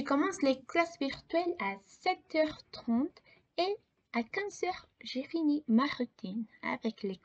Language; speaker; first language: French; non-native, fluent; Spanish